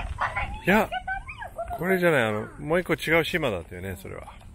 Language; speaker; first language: Japanese; native; Japanese